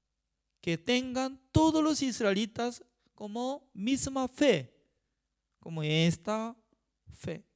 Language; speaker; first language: Spanish; non-native, fluent; Korean